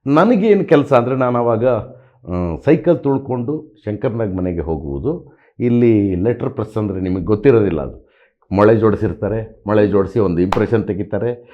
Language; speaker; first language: Kannada; native; Kannada